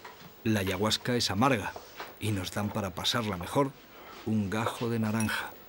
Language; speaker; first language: Spanish; native; Spanish